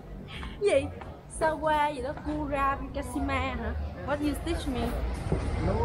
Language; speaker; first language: English; non-native, learner; Vietnamese